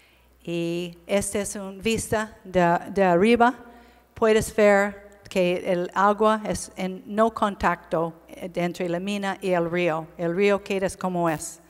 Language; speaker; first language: Spanish; non-native, learner; English